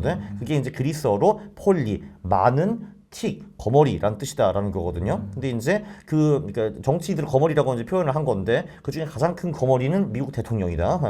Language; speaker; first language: Korean; native; Korean